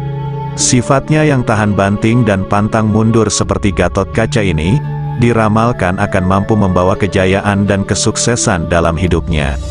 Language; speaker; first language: Indonesian; non-native, local second language; Javanese